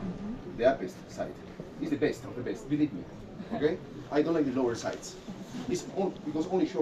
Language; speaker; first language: English; non-native, fluent; Spanish